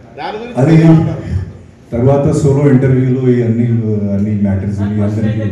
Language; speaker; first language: Telugu; non-native, fluent; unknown